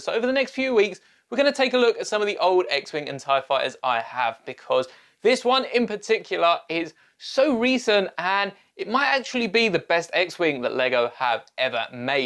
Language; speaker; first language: English; native; English